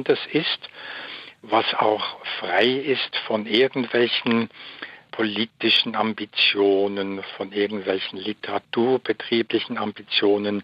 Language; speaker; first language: German; native; German